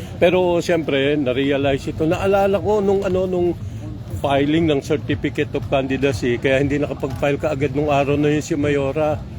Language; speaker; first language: Filipino; native; Filipino